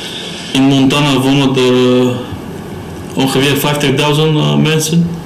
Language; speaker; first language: Dutch; non-native, learner; Bulgarian